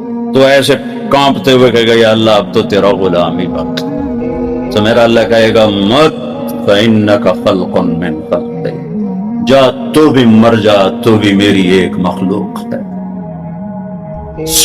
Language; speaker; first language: Hindi; non-native, local second language; Punjabi